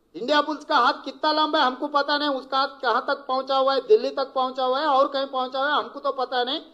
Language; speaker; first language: Hindi; non-native, local second language; Telugu